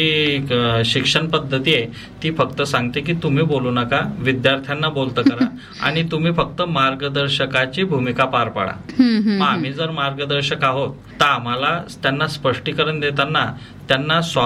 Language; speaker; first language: Marathi; native; Marathi